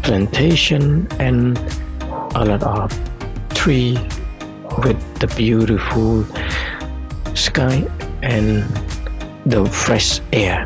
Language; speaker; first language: English; non-native, learner; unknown